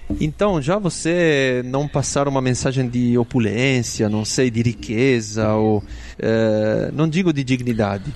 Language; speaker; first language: Portuguese; non-native, fluent; Italian